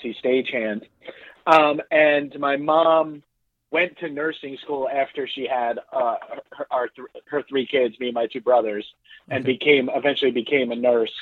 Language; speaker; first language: English; native; English